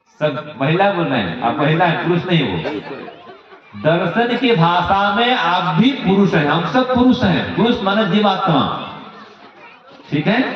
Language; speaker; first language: Hindi; non-native, local second language; Odia